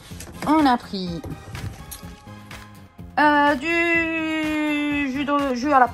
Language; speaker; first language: French; native; French